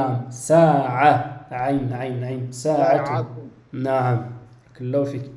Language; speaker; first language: Arabic; non-native, fluent; French